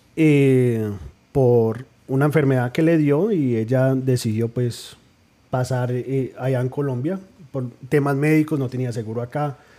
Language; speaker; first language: Spanish; early bilingual, heritage; Spanish